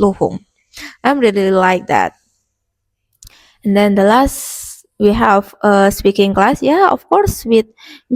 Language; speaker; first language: English; non-native, learner; Indonesian